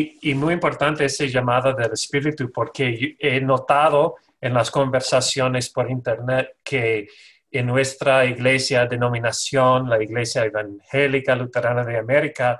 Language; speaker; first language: Spanish; non-native, fluent; English